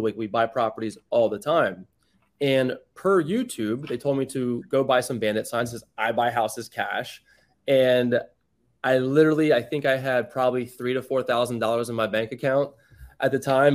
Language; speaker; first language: English; native; English